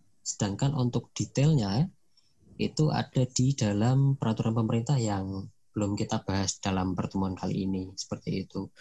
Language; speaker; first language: Indonesian; non-native, local second language; Javanese